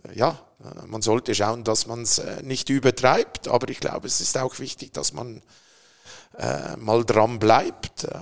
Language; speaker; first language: German; native; German